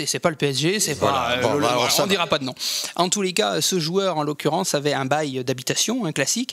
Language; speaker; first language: French; native; French